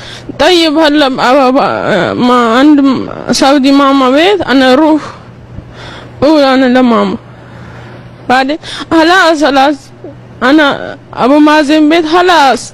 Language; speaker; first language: Arabic; non-native, learner; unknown